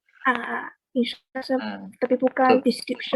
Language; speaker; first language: Malay; native; Malay